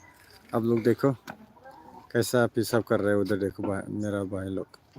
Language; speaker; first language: Hindi; non-native, local second language; Bodo